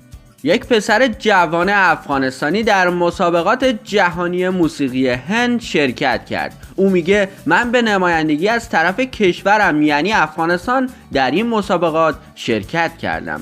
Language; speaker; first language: Persian; native; Persian